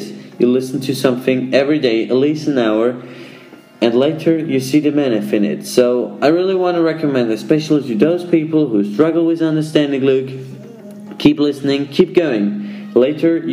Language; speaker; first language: English; non-native, fluent; Swiss German